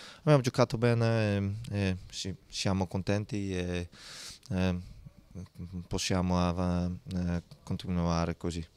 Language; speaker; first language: Italian; non-native, learner; Dutch